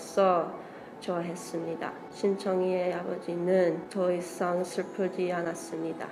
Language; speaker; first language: Korean; non-native, learner; English